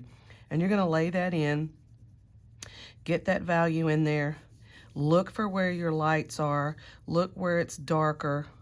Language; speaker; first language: English; native; English